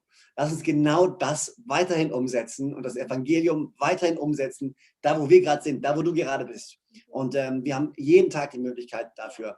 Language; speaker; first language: German; native; German